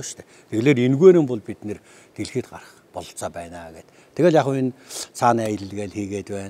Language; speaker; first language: Mongolian; native; Mongolian